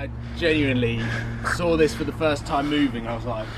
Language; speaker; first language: English; native; English